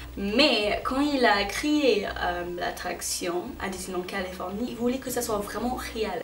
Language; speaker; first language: French; non-native, fluent; English